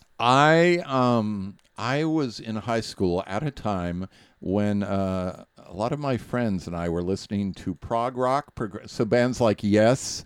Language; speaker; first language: English; native; English